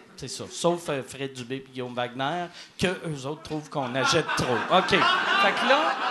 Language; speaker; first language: French; native; French